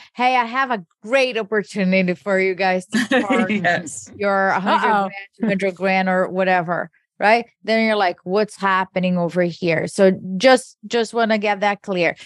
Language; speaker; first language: English; early bilingual, other home language; Portuguese